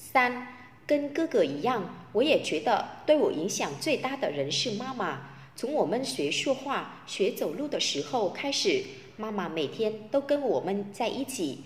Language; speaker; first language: Chinese; non-native, fluent; Vietnamese